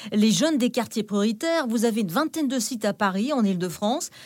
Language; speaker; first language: French; native; French